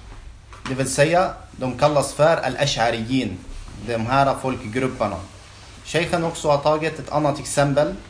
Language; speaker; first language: Swedish; non-native, fluent; Arabic